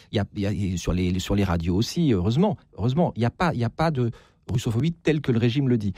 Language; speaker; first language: French; native; French